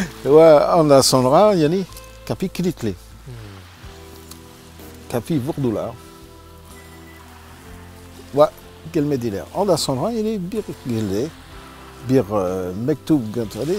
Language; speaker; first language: Turkish; non-native, learner; French